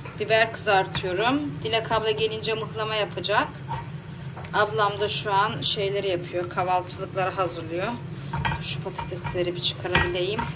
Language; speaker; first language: Turkish; early bilingual, heritage; Turkish